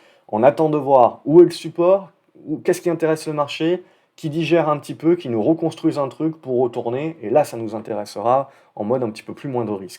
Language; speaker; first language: French; native; French